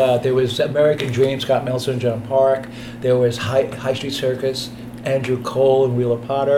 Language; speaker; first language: English; native; English